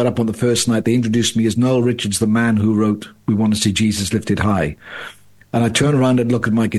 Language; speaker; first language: English; native; English